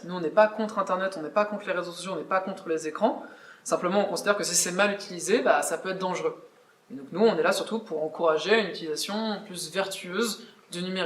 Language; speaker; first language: French; native; French